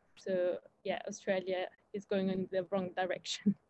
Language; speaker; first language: English; non-native, fluent; Italian